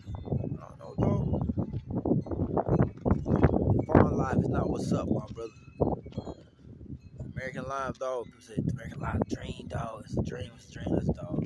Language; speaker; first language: English; native; English